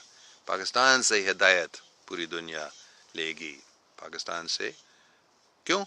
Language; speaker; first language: Hindi; non-native, local second language; English